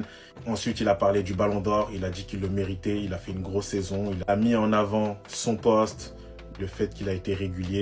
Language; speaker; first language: French; native; French